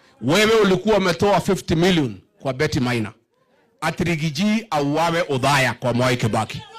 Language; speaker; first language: Swahili; non-native, local second language; Kikuyu